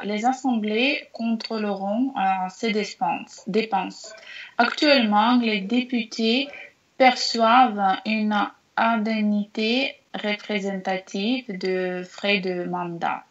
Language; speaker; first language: French; non-native, learner; Russian